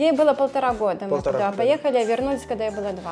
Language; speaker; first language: Russian; native; Russian